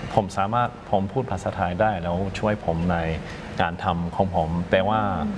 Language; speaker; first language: Thai; non-native, fluent; English